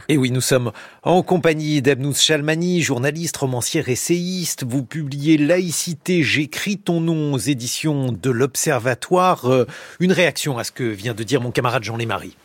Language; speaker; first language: French; native; French